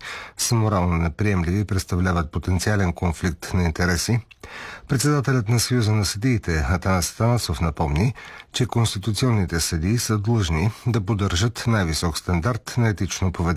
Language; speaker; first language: Bulgarian; native; Bulgarian